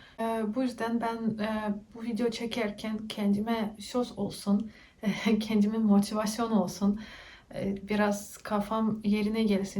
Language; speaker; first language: Turkish; non-native, learner; Russian